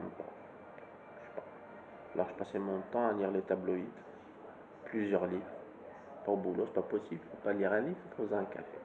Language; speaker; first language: French; native; French